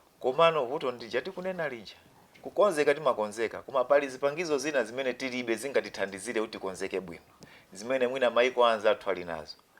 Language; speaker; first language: Nyanja; non-native, local second language; Tumbuka